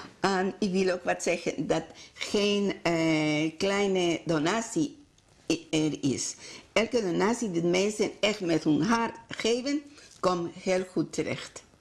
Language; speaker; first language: Dutch; non-native, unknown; Spanish